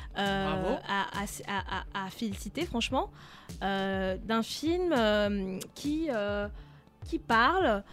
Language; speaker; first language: French; native; French